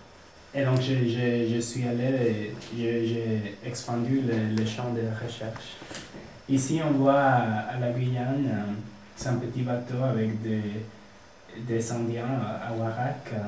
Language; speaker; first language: French; non-native, fluent; Spanish